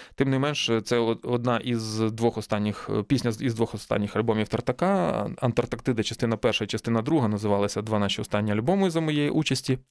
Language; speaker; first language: Ukrainian; native; Ukrainian